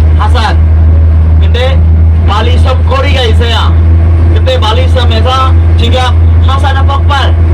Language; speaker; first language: Korean; non-native, learner; Indonesian